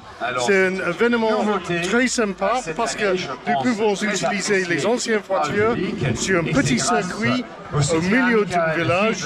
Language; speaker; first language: French; non-native, fluent; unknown